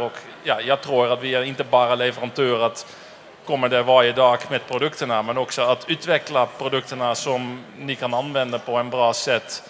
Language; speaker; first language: Swedish; non-native, fluent; Dutch